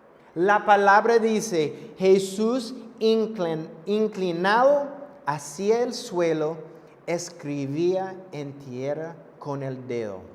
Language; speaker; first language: Spanish; non-native, fluent; English